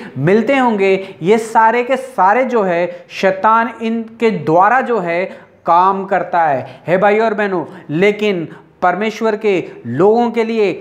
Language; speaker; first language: Hindi; non-native, local second language; Telugu